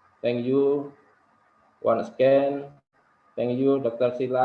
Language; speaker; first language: English; non-native, local second language; Indonesian